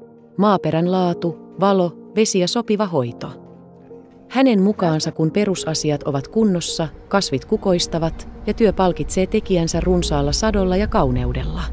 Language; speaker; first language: Finnish; native; Finnish